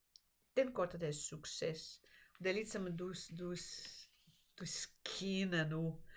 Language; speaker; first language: Danish; non-native, fluent; Portuguese